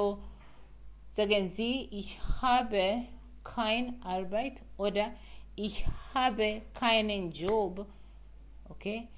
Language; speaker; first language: German; non-native, learner; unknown